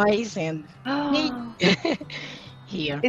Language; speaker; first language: English; non-native, learner; Portuguese